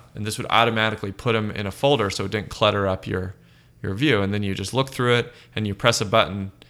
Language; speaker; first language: English; native; English